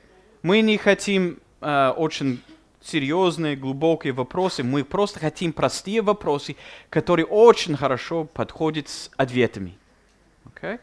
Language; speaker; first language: Russian; non-native, fluent; English